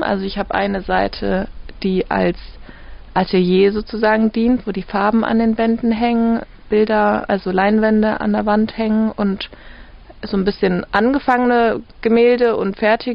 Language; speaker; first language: German; native; German